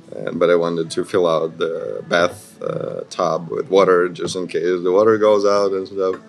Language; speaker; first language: English; non-native, fluent; Ukrainian